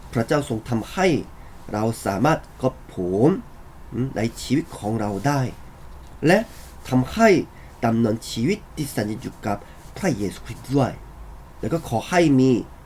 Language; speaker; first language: Thai; non-native, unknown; Korean